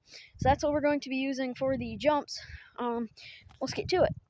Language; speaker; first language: English; native; English